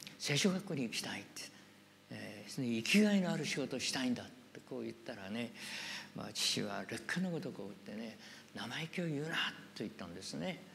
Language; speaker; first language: Japanese; native; Japanese